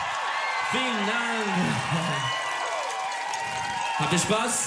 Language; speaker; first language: German; non-native, learner; Turkish